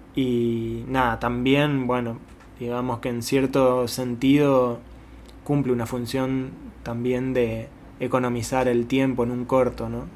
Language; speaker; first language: Spanish; native; Spanish